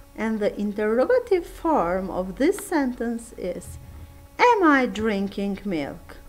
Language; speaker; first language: English; non-native, fluent; Turkish